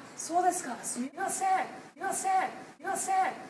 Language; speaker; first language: Japanese; non-native, learner; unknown